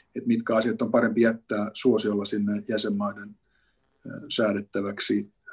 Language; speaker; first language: Finnish; native; Finnish